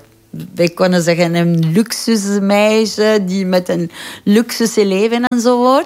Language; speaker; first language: Dutch; non-native, learner; Persian